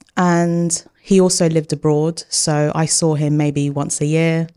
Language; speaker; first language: English; early bilingual, other home language; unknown